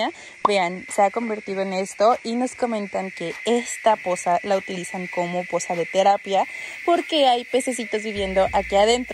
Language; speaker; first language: Spanish; native; Spanish